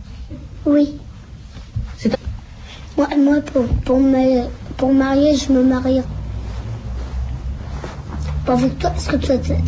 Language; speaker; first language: French; early bilingual, other home language; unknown